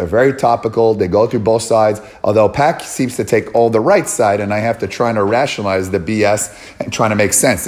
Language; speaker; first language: English; native; English